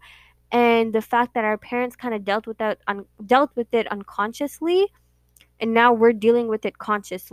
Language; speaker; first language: English; native; English